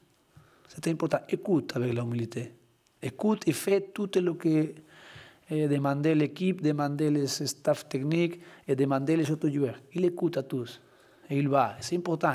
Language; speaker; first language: French; non-native, learner; Spanish